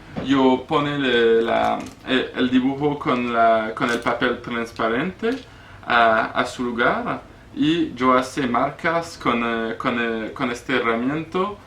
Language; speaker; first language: Spanish; non-native, learner; French